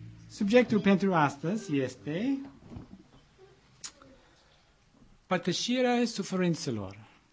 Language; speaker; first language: Romanian; non-native, learner; English